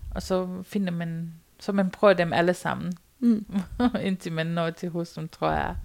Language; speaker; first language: Danish; non-native, fluent; Romanian